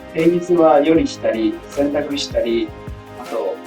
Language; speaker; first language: Japanese; non-native, fluent; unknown